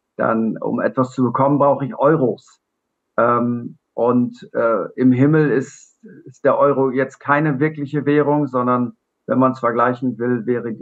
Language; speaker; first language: German; native; German